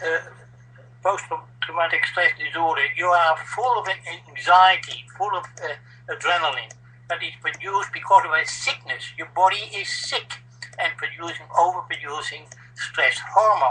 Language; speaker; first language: English; non-native, fluent; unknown